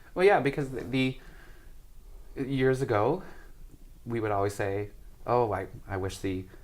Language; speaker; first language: English; native; English